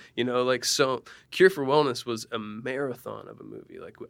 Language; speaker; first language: English; native; English